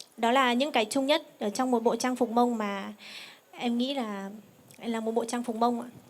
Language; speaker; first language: Vietnamese; non-native, local second language; Hmong